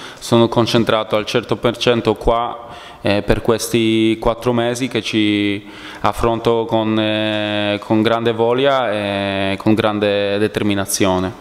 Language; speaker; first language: Italian; non-native, fluent; Polish